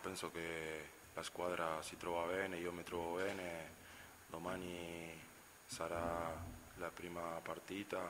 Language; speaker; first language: Italian; non-native, fluent; Spanish